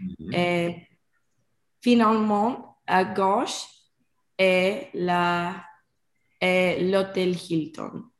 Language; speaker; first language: French; non-native, learner; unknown